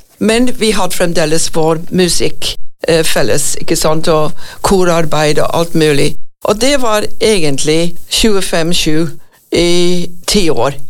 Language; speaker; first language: Norwegian; non-native, fluent; English